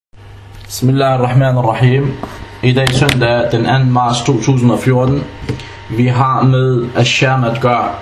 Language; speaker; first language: Danish; early bilingual, other home language; Arabic